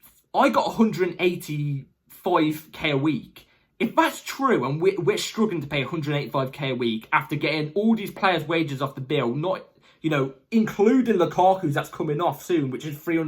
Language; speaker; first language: English; native; English